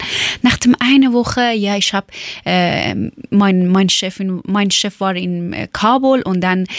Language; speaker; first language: German; non-native, learner; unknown